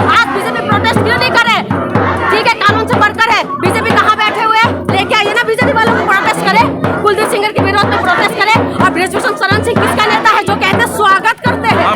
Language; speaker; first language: Hindi; non-native, local second language; Assamese